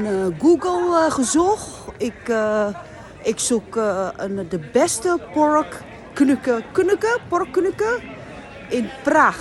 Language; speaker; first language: Dutch; non-native, fluent; Indonesian